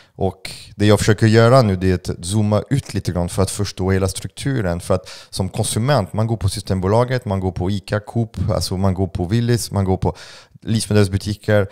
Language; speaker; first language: Swedish; non-native, fluent; French